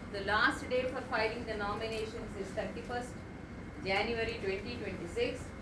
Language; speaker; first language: English; non-native, local second language; Telugu